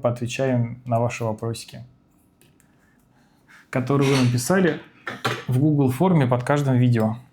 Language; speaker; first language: Russian; native; Russian